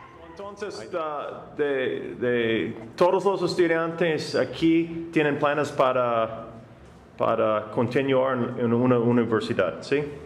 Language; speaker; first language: Spanish; non-native, learner; English